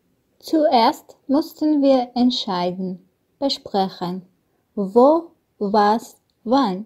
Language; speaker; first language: German; non-native, fluent; Armenian